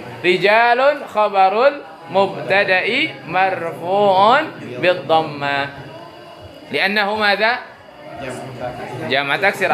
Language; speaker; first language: Arabic; non-native, fluent; Indonesian